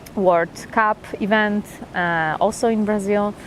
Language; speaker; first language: English; non-native, fluent; Polish